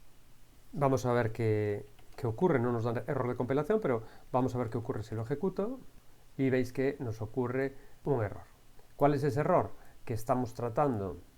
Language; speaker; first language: Spanish; native; Spanish